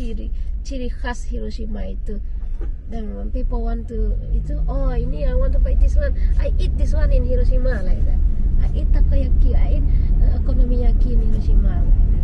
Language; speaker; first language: English; non-native, learner; Indonesian